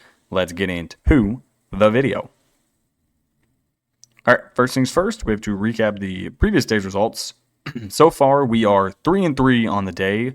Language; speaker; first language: English; native; English